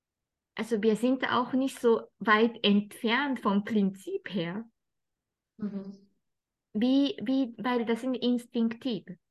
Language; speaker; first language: German; non-native, fluent; Japanese